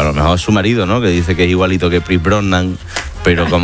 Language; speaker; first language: Spanish; native; Spanish